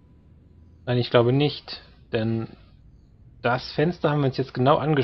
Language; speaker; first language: German; native; German